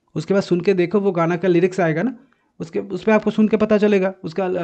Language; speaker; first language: Hindi; non-native, local second language; Bangla